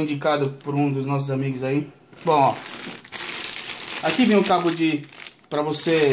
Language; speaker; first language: Portuguese; native; Portuguese